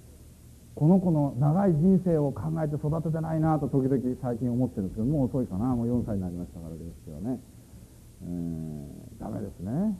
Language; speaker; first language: Japanese; native; Japanese